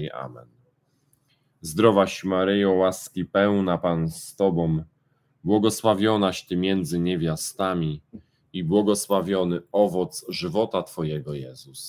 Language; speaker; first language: Polish; native; Polish